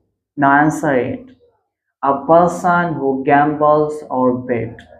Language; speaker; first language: English; non-native, local second language; Hindi